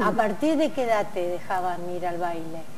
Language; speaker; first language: Spanish; native; Spanish